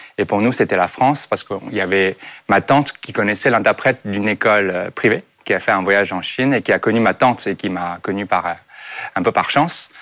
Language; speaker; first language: French; non-native, fluent; Chinese